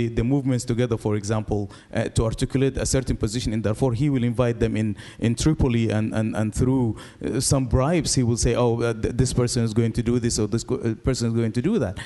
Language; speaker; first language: English; non-native, fluent; Arabic